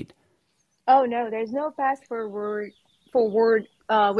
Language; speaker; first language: English; non-native, fluent; Portuguese